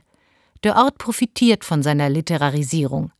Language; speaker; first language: German; native; German